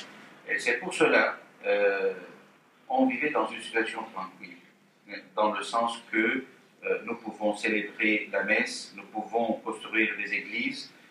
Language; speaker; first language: French; non-native, fluent; Arabic